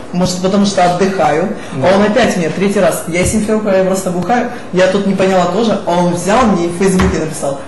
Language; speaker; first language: Russian; native; Russian